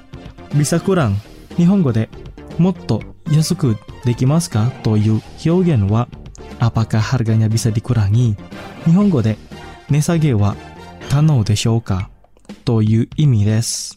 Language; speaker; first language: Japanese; non-native, fluent; Indonesian